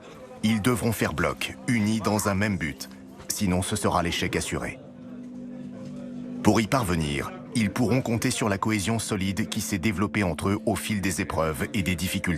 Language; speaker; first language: French; native; French